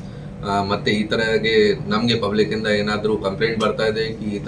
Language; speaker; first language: Kannada; non-native, local second language; Hindi